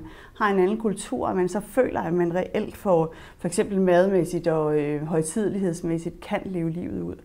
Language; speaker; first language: Danish; native; Danish